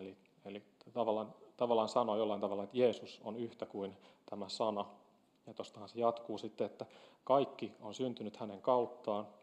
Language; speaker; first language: Finnish; native; Finnish